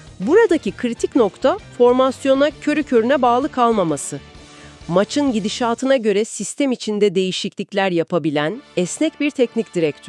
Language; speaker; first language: Turkish; native; Turkish